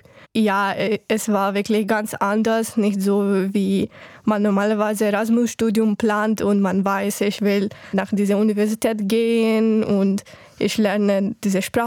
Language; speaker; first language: German; non-native, fluent; Ukrainian